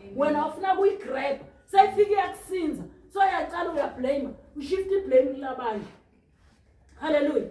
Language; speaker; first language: Zulu; non-native, local second language; Swati